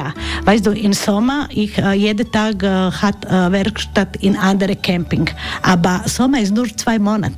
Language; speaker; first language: German; non-native, learner; Croatian